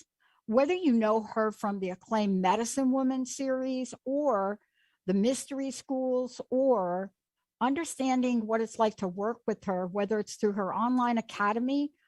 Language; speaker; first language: English; native; English